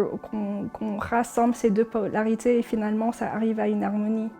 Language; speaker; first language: French; early bilingual, heritage; English